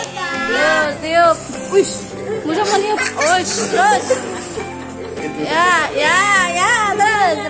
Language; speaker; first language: Indonesian; native; Indonesian